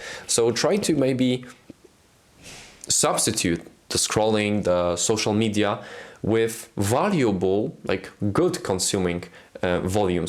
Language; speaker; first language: English; non-native, fluent; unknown